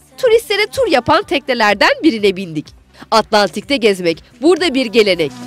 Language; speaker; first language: Turkish; native; Turkish